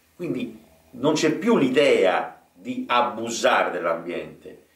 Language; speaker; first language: Italian; native; Italian